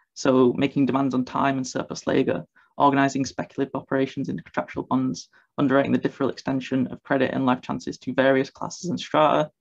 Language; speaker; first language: English; native; English